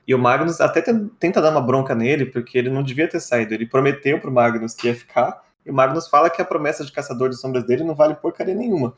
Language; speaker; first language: Portuguese; native; Portuguese